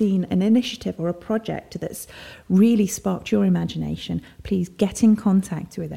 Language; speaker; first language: English; native; English